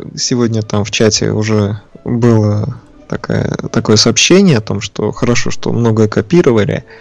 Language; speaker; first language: Russian; native; Russian